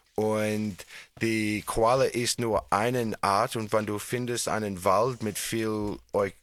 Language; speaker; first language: German; non-native, fluent; English